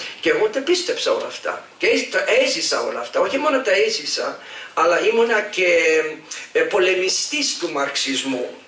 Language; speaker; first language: Greek; early bilingual, heritage; Greek